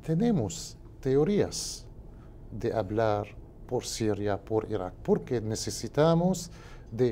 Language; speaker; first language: Spanish; non-native, learner; Arabic